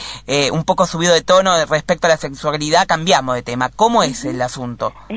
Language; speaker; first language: Spanish; native; Spanish